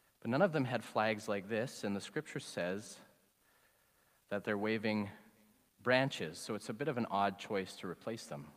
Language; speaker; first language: English; native; English